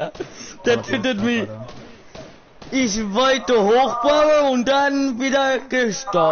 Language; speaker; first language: German; non-native, learner; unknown